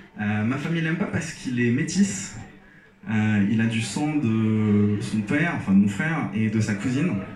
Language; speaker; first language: French; non-native, local second language; Arabic